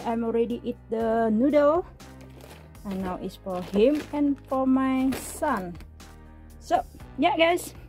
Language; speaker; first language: English; non-native, learner; Indonesian